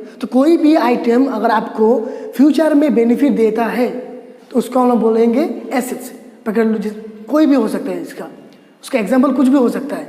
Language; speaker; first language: Hindi; non-native, local second language; Bangla